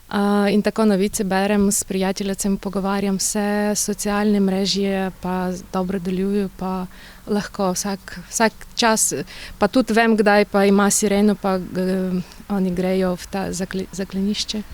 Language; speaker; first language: Slovenian; non-native, learner; Ukrainian